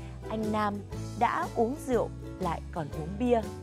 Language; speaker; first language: Vietnamese; native; Vietnamese